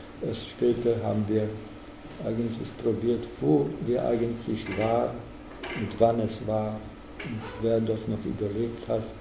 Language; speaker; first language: German; non-native, fluent; Czech